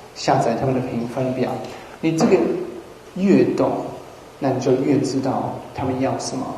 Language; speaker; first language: Chinese; non-native, fluent; English